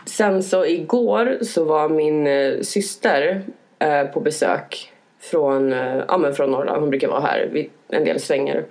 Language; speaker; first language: Swedish; native; Swedish